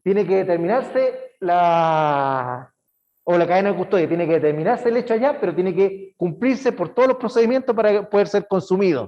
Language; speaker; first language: Spanish; native; Spanish